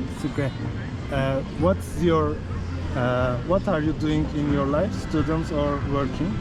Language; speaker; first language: English; non-native, learner; Turkish